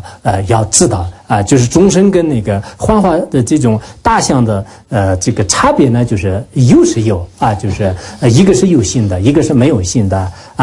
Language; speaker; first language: Chinese; non-native, local second language; Tibetan